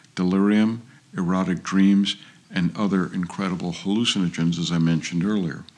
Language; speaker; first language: English; native; English